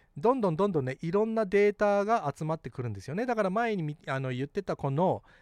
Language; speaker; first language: Japanese; early bilingual, heritage; Japanese